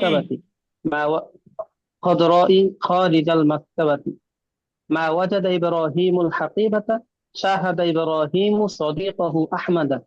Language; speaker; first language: Arabic; non-native, learner; Bangla